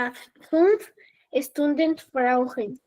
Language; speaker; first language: German; non-native, learner; Spanish